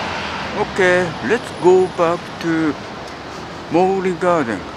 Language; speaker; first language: English; non-native, learner; Japanese